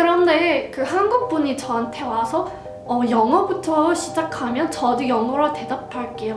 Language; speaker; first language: Korean; non-native, fluent; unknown